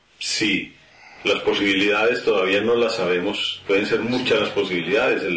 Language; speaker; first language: Spanish; native; Spanish